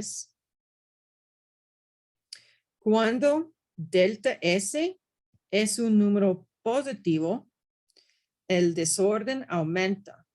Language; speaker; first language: Spanish; non-native, fluent; English